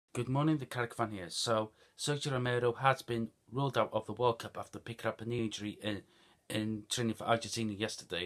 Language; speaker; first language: English; native; English